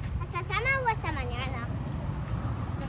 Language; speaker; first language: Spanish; non-native, learner; French